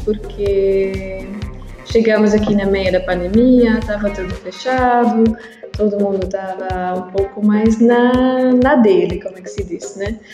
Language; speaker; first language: Portuguese; non-native, learner; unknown